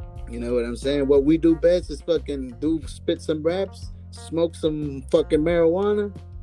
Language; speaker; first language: English; non-native, fluent; Spanish